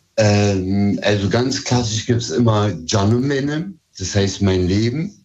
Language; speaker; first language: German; early bilingual, other home language; Turkish